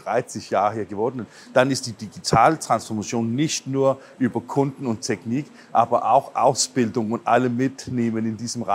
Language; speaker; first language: German; non-native, fluent; Danish